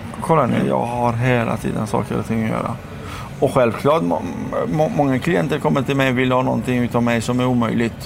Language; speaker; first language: Swedish; early bilingual, other home language; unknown